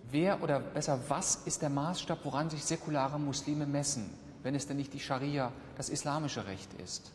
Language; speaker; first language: German; native; German